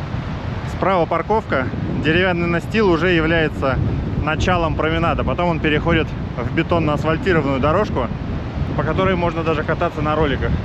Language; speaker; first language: Russian; native; Russian